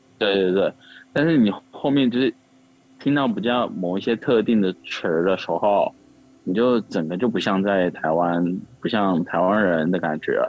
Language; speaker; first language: Chinese; native; Chinese